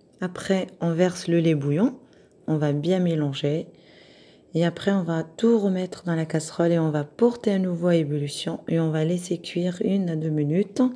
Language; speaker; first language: French; non-native, local second language; Arabic